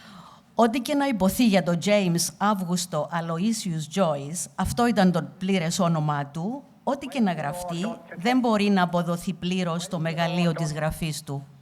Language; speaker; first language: Greek; native; Greek